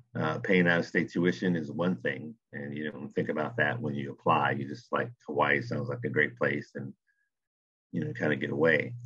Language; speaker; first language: English; native; English